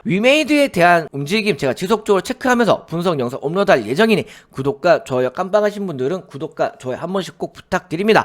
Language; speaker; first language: Korean; native; Korean